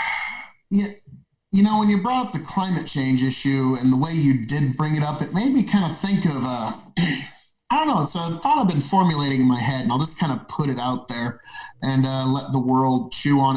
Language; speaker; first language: English; native; English